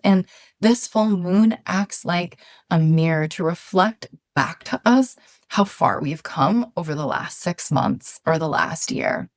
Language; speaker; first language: English; native; English